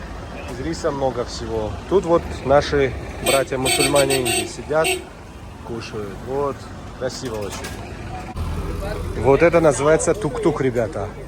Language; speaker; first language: Russian; non-native, fluent; Tajik